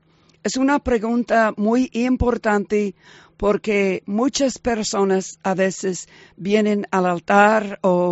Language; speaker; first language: Spanish; non-native, fluent; English